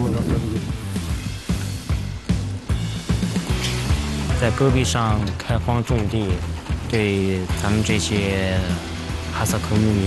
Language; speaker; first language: Chinese; native; Chinese